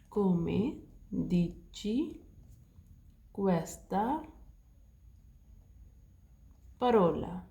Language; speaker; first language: Italian; non-native, learner; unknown